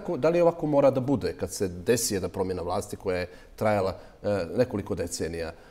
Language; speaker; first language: Serbian; native; Serbian